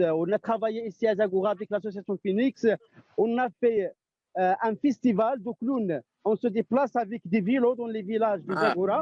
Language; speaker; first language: French; non-native, local second language; Arabic